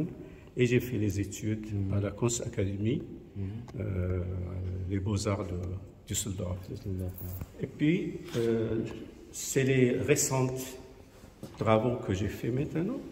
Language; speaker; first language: French; non-native, local second language; Arabic